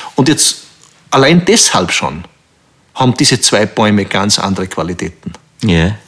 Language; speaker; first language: German; native; German